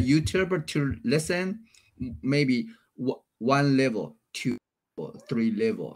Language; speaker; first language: English; non-native, learner; Chinese